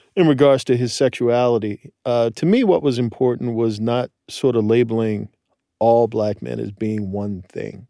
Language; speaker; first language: English; native; English